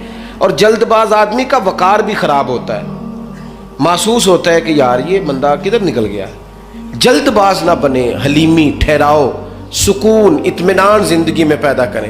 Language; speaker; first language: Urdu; non-native, local second language; Punjabi